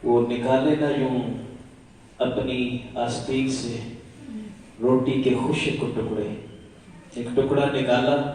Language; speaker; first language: Urdu; non-native, local second language; Punjabi